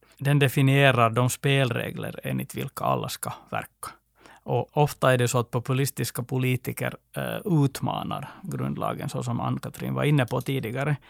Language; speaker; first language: Swedish; native; Swedish